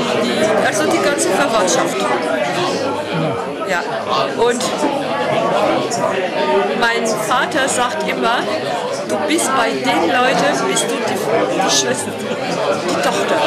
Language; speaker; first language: German; non-native, fluent; French